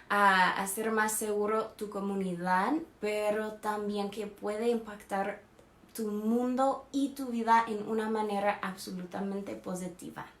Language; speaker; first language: Spanish; non-native, fluent; English